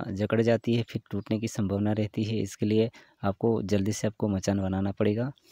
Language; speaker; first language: Hindi; non-native, local second language; Gujarati